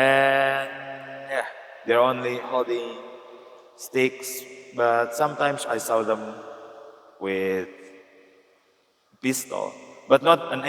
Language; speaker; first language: English; non-native, learner; Indonesian